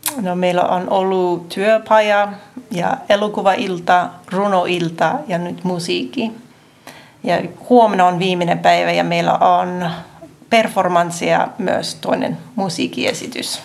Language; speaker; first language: Finnish; non-native, fluent; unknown